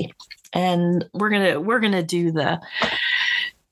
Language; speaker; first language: English; native; English